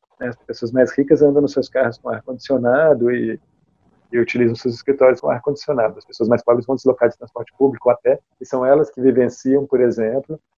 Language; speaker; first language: Portuguese; native; Portuguese